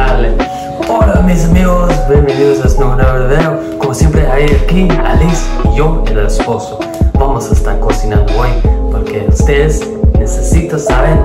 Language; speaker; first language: Spanish; non-native, learner; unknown